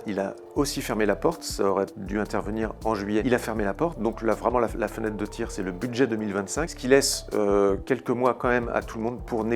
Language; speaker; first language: French; native; French